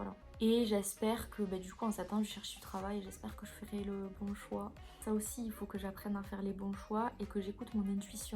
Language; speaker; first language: French; native; French